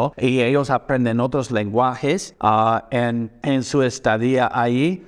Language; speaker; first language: Spanish; non-native, fluent; English